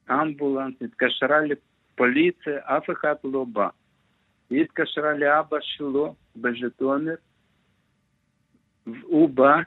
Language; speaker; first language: Hebrew; non-native, learner; Russian